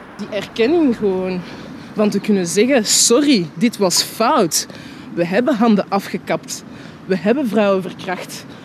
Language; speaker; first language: Dutch; early bilingual, other home language; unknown